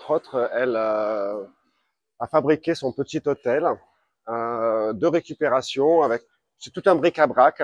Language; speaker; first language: French; native; French